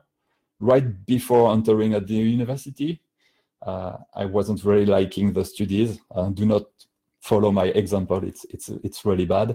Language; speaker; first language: English; non-native, fluent; French